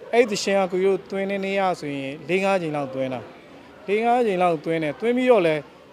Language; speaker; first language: Burmese; non-native, local second language; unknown